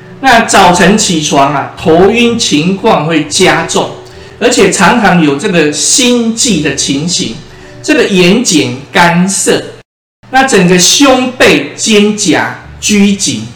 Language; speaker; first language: Chinese; native; Chinese